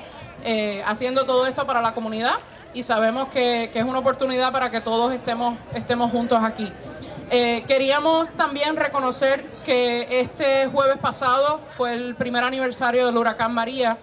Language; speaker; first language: Spanish; native; Spanish